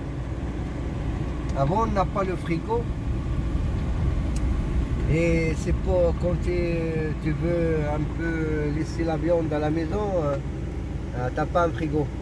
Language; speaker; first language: French; non-native, local second language; Arabic